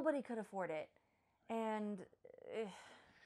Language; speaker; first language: English; native; English